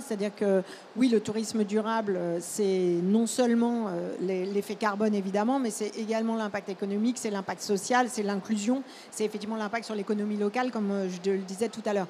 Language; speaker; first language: French; native; French